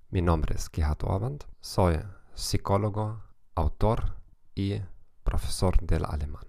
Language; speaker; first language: Spanish; non-native, fluent; German